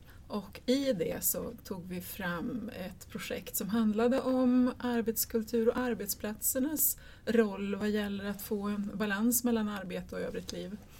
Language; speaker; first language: Swedish; native; Swedish